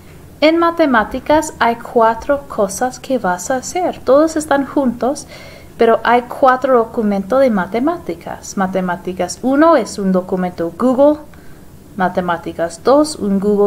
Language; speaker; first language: Spanish; non-native, fluent; English